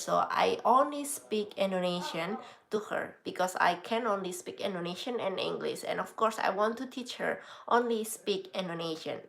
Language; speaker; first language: English; non-native, learner; Indonesian